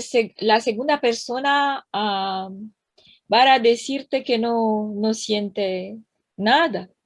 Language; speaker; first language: Spanish; non-native, learner; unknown